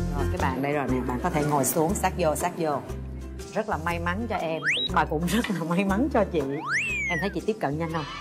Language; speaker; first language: Vietnamese; native; Vietnamese